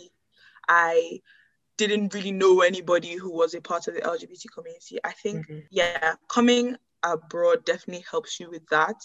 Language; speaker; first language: English; non-native, local second language; Yoruba